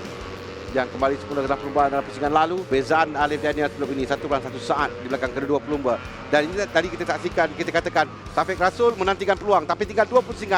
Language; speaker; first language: Malay; native; Malay